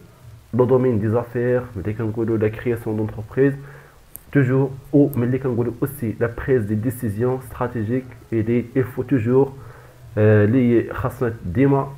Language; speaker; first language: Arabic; native; Arabic